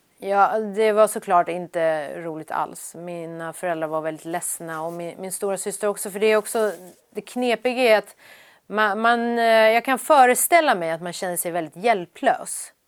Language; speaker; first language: Swedish; early bilingual, other home language; Persian